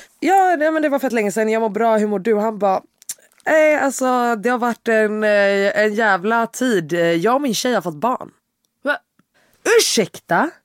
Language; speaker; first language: Swedish; native; Swedish